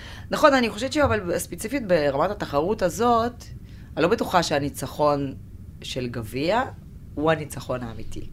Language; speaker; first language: Hebrew; non-native, fluent; Russian